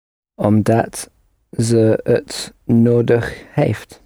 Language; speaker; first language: Dutch; non-native, learner; English